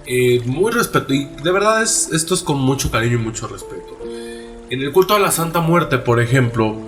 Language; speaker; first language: Spanish; native; Spanish